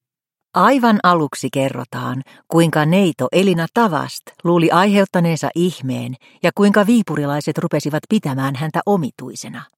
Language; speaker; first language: Finnish; native; Finnish